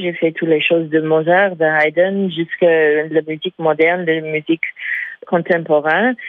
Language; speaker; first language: French; non-native, fluent; English